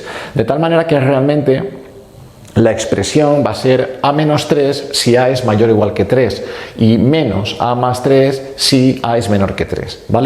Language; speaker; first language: Spanish; native; Spanish